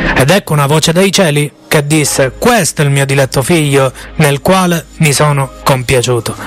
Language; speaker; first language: Italian; native; Italian